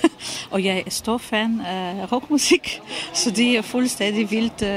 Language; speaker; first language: Danish; non-native, fluent; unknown